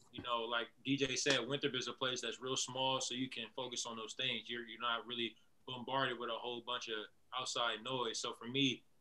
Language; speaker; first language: English; native; English